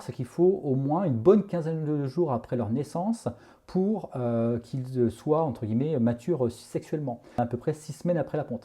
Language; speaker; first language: French; native; French